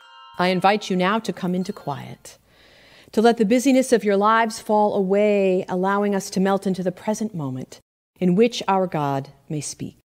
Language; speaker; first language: English; native; English